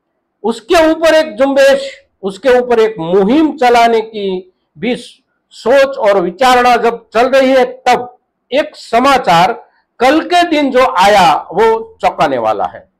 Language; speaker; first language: Hindi; non-native, local second language; Gujarati